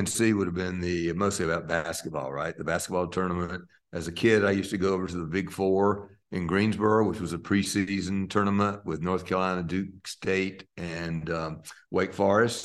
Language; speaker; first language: English; native; English